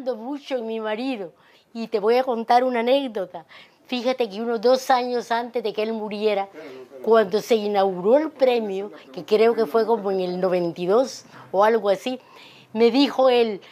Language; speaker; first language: Spanish; native; Spanish